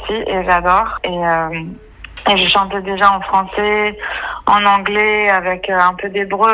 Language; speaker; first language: French; native; French